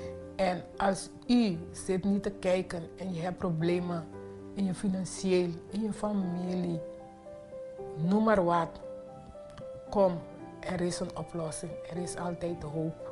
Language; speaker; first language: Dutch; non-native, local second language; Papiamento